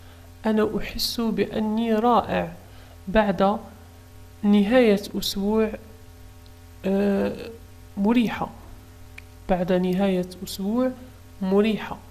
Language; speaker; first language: Arabic; native; Arabic